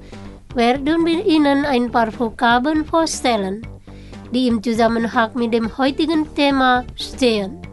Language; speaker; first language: German; non-native, fluent; Indonesian